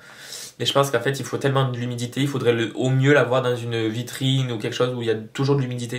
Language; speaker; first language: French; native; French